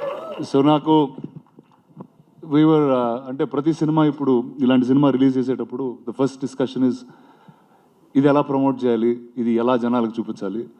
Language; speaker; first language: Telugu; native; Telugu